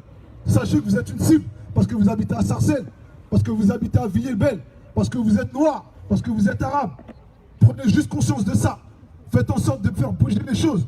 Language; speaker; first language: French; native; French